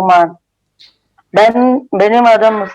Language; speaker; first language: Turkish; non-native, learner; Urdu